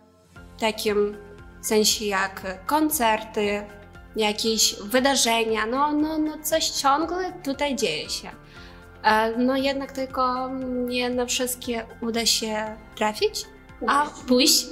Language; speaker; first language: Polish; non-native, learner; Ukrainian